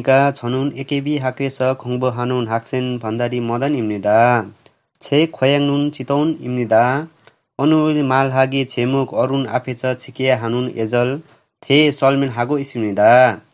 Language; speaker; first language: Korean; non-native, learner; Nepali